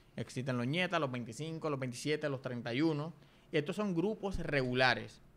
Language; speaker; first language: Spanish; native; Spanish